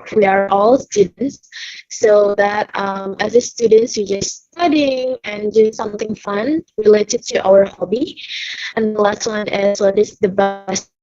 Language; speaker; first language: English; non-native, learner; Indonesian